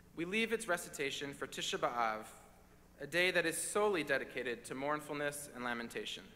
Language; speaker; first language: English; native; English